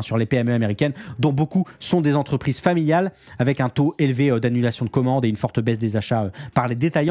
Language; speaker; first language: French; native; French